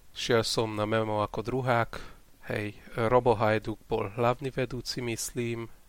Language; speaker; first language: Slovak; non-native, local second language; Hungarian